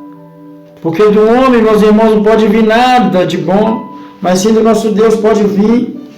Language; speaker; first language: Portuguese; native; Portuguese